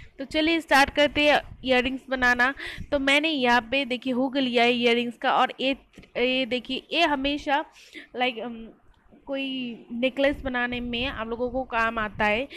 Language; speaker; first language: Hindi; non-native, local second language; Bangla